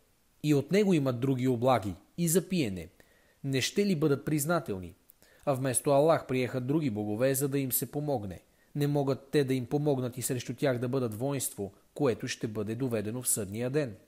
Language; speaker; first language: Bulgarian; native; Bulgarian